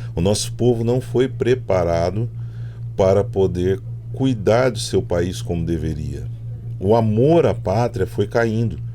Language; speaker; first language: Portuguese; native; Portuguese